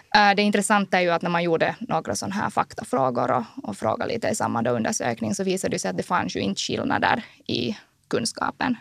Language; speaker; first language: Swedish; native; Swedish